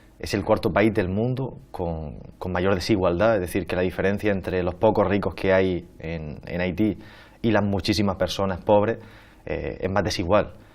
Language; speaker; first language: Spanish; native; Spanish